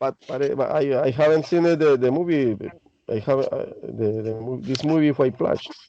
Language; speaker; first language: English; non-native, learner; Spanish